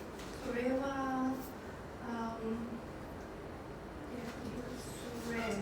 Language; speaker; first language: Japanese; non-native, learner; English